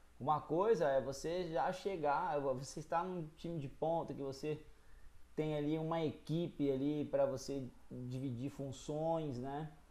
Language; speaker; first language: Portuguese; native; Portuguese